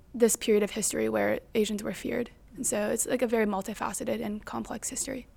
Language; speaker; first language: English; native; English